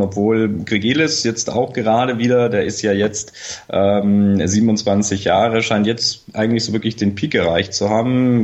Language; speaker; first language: German; native; German